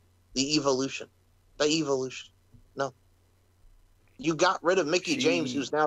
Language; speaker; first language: English; native; English